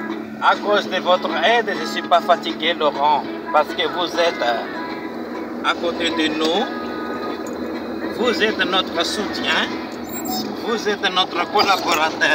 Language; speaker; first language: French; non-native, local second language; Malagasy